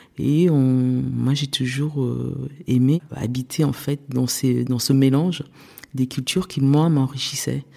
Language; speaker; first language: French; early bilingual, other home language; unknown